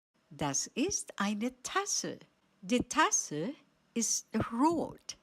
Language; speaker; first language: German; non-native, fluent; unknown